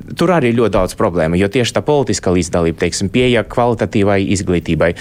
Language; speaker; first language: Latvian; non-native, local second language; Russian